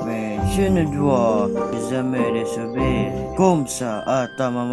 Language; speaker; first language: French; non-native, learner; Indonesian